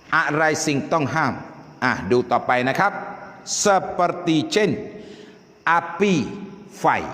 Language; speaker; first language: Thai; non-native, local second language; Malay